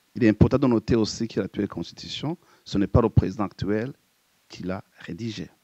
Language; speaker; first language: French; non-native, local second language; Rundi